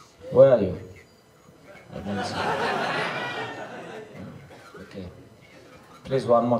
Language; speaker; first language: English; non-native, learner; Russian